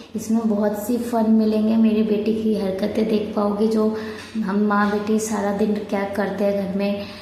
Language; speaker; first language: Hindi; non-native, local second language; Bangla